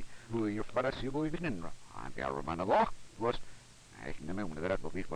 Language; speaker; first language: English; native; English